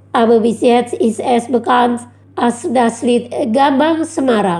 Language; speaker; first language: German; non-native, learner; Indonesian